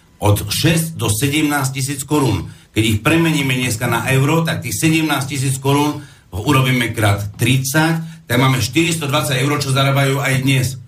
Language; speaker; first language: Slovak; non-native, fluent; Arabic